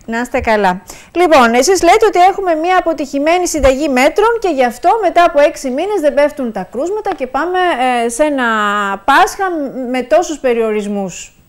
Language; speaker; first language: Greek; native; Greek